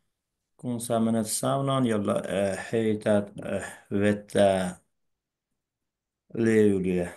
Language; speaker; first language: Finnish; non-native, learner; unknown